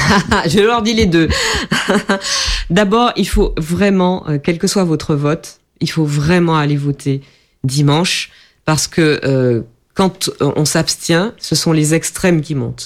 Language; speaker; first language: French; native; French